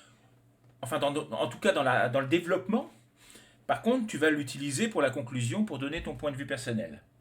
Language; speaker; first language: French; native; French